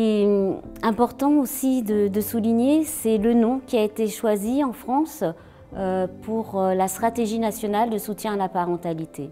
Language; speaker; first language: French; native; French